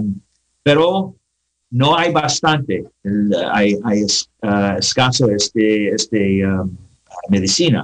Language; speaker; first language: Spanish; non-native, learner; English